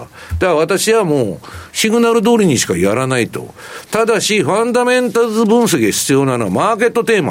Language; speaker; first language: Japanese; native; Japanese